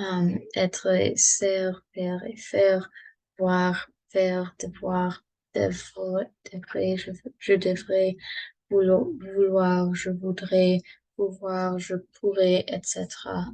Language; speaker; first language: French; non-native, learner; English